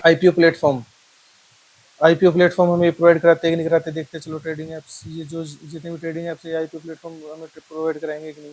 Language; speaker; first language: Hindi; native; Hindi